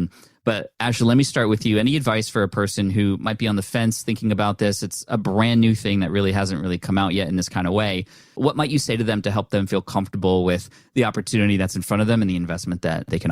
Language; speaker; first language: English; native; English